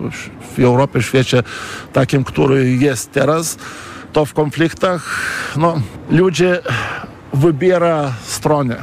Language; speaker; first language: Polish; non-native, fluent; Lithuanian